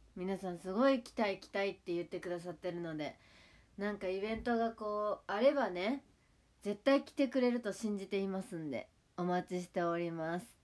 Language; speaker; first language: Japanese; native; Japanese